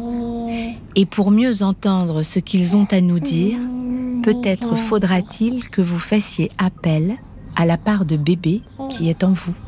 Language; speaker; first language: French; native; French